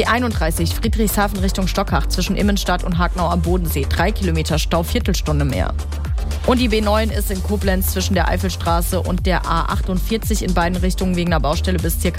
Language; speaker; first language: German; native; German